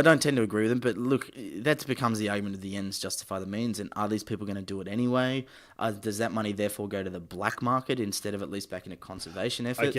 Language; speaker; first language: English; native; English